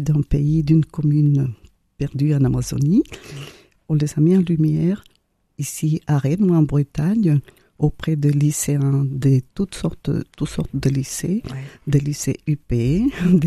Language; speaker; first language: French; non-native, fluent; Spanish